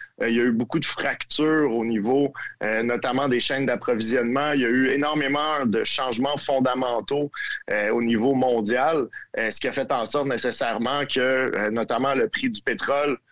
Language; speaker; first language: French; native; French